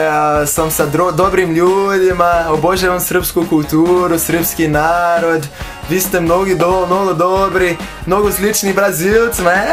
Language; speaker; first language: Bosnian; non-native, fluent; Portuguese